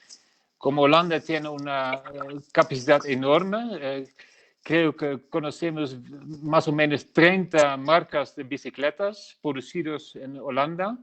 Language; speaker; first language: Spanish; non-native, learner; Dutch